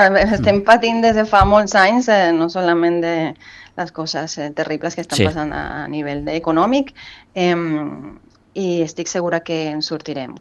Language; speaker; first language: Catalan; non-native, fluent; Spanish